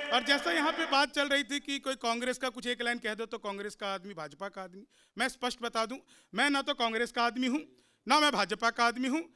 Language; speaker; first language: Hindi; native; Hindi